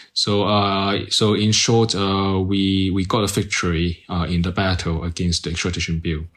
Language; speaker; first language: English; non-native, local second language; Cantonese